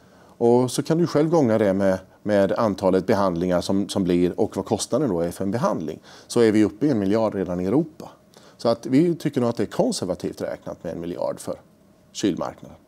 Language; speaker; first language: Swedish; native; Swedish